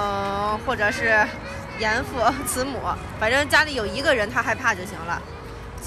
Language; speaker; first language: Chinese; native; Chinese